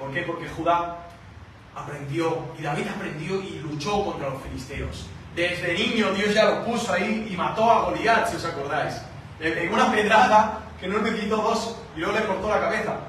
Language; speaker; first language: Spanish; native; Spanish